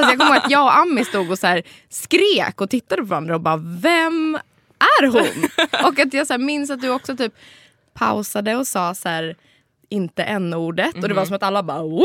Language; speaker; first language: Swedish; native; Swedish